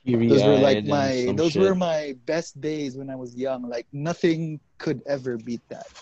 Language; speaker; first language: English; non-native, local second language; Hiligaynon